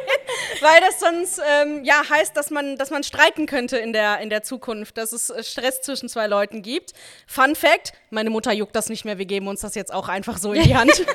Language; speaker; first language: German; native; German